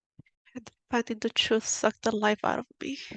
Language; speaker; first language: English; native; English